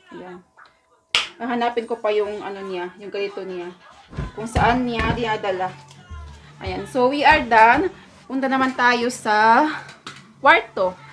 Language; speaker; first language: Filipino; non-native, local second language; Cebuano